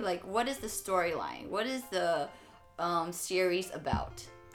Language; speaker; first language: English; early bilingual, other home language; Chinese